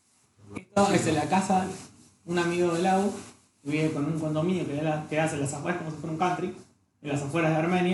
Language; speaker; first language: Spanish; native; Spanish